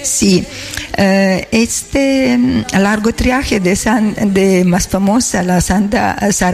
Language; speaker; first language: Spanish; non-native, learner; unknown